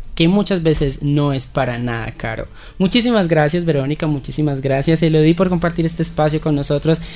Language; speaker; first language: Spanish; native; Spanish